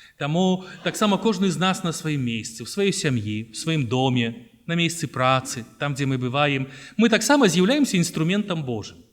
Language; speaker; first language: Belarusian; native; Belarusian